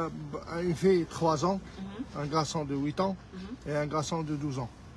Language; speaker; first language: French; non-native, learner; Arabic